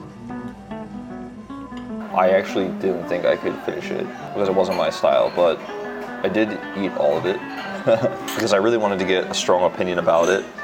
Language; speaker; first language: English; native; English